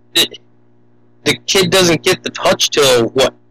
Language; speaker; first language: English; native; English